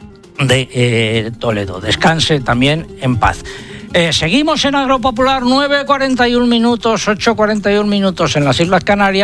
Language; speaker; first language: Spanish; native; Spanish